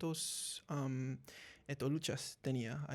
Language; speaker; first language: Spanish; early bilingual, heritage; English